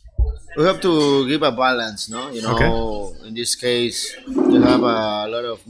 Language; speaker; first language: English; non-native, fluent; Spanish